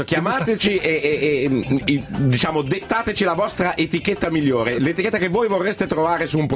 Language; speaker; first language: Italian; native; Italian